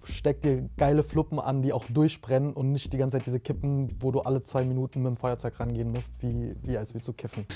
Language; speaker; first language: German; native; German